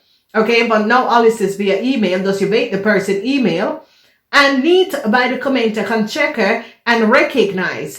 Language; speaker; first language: Dutch; non-native, learner; English